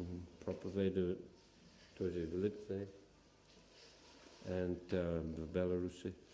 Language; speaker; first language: Russian; non-native, fluent; English